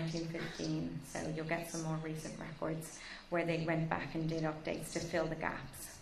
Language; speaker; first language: English; native; English